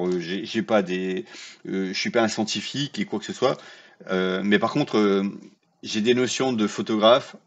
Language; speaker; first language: French; native; French